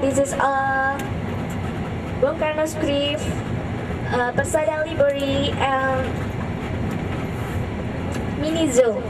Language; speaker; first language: English; non-native, learner; Indonesian